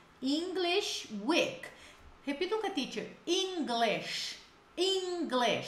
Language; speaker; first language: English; non-native, fluent; Portuguese